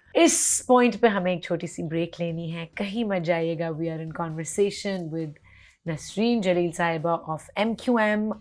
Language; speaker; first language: Urdu; native; Urdu